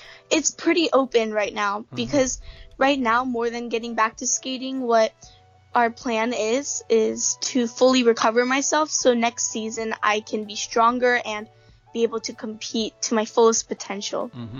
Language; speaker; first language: English; early bilingual, other home language; Japanese